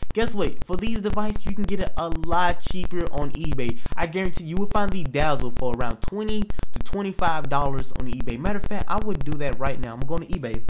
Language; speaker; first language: English; native; English